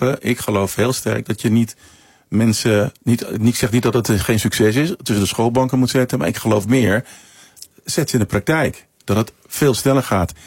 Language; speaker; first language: Dutch; early bilingual, other home language; Sranan Tongo